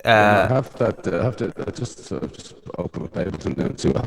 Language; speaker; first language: English; native; English